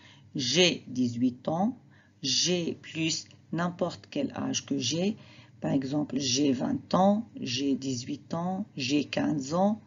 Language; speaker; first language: French; non-native, fluent; Arabic